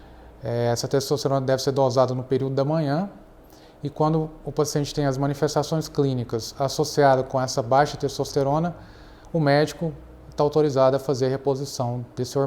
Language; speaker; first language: Portuguese; native; Portuguese